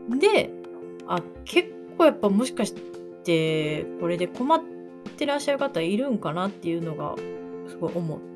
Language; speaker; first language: Japanese; native; Japanese